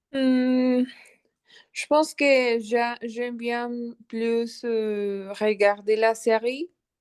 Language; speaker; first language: French; non-native, learner; Spanish